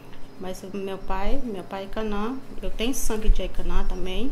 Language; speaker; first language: Portuguese; non-native, local second language; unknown